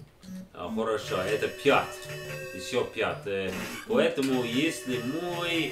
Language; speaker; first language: Russian; non-native, learner; English